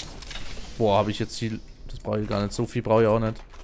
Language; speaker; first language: German; native; German